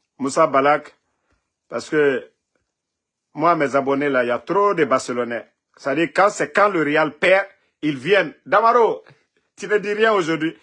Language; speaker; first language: French; non-native, local second language; Mandingo